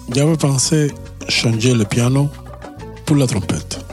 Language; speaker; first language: French; non-native, learner; Spanish